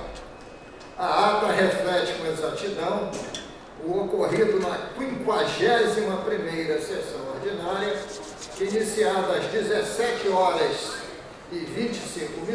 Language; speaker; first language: Portuguese; native; Portuguese